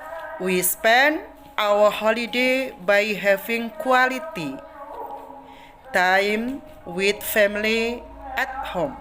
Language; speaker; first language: English; non-native, learner; Indonesian